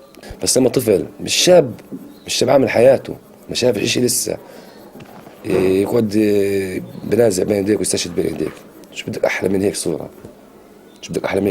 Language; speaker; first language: Arabic; native; Arabic